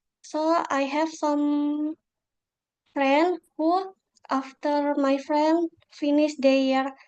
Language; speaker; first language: English; non-native, local second language; Indonesian